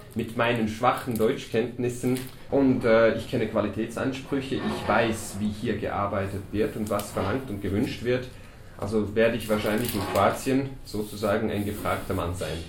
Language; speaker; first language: German; early bilingual, other home language; Croatian